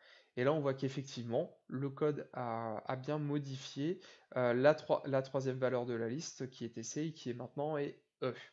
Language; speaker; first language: French; native; French